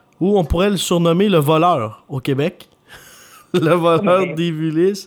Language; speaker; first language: French; native; French